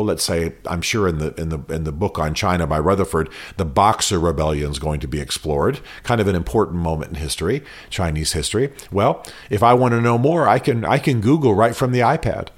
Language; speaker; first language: English; native; English